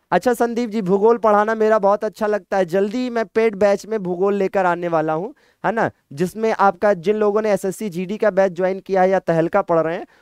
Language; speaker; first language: Hindi; native; Hindi